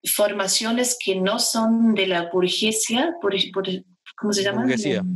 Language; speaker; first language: Spanish; non-native, fluent; German